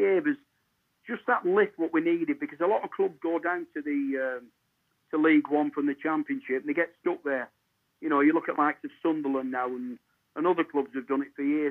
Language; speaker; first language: English; native; English